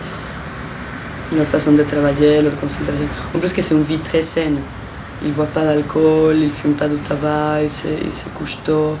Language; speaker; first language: French; non-native, fluent; Spanish